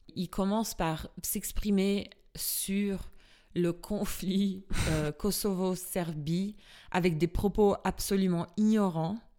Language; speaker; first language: French; non-native, fluent; Albanian